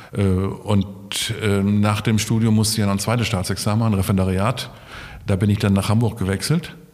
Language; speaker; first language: German; native; German